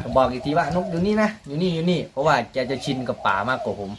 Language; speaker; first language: Thai; non-native, local second language; Northeastern Thai